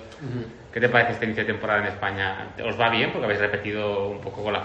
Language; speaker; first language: Spanish; native; Spanish